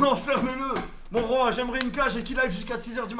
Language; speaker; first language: French; native; French